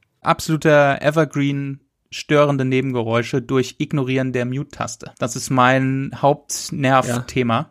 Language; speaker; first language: German; native; German